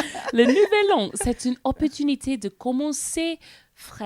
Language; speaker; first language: French; non-native, learner; English